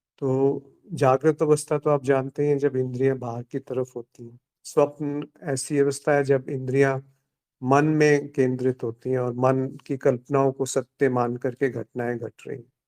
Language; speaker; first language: Hindi; native; Hindi